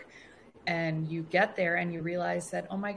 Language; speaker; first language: English; native; English